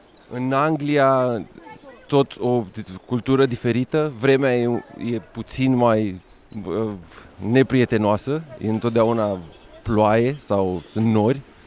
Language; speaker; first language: Romanian; native; Romanian